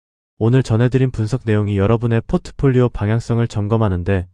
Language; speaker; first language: Korean; native; Korean